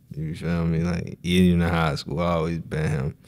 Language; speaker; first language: English; native; English